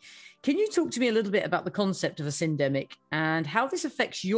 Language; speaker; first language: English; native; English